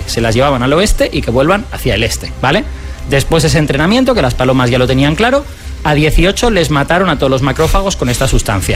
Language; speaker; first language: Spanish; native; Spanish